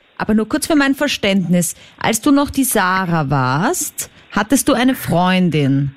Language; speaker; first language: German; native; German